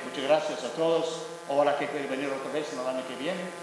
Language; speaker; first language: Spanish; non-native, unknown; English